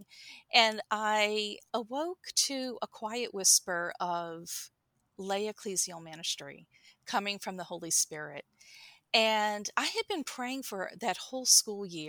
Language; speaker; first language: English; native; English